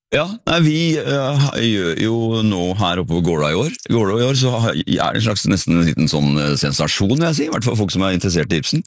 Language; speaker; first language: Norwegian; native; Norwegian